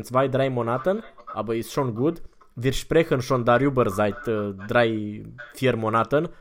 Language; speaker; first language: German; non-native, fluent; Romanian